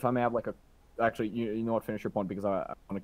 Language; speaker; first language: English; native; English